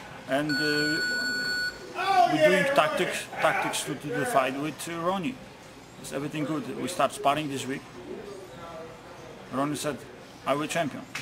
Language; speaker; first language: English; non-native, learner; Polish